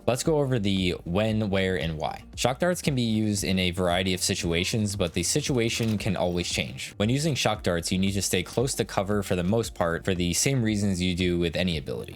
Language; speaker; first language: English; native; English